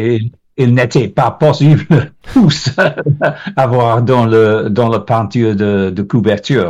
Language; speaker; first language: French; non-native, learner; English